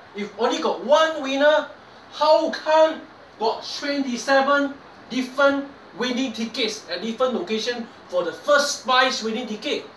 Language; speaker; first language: English; non-native, local second language; Chinese